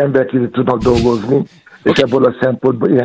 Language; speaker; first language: Hungarian; non-native, fluent; Yoruba